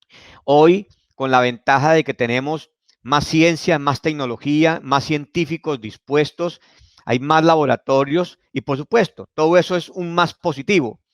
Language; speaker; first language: Spanish; native; Spanish